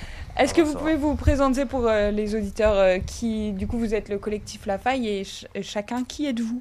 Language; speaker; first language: French; native; French